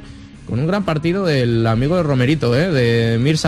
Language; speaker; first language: Spanish; native; Spanish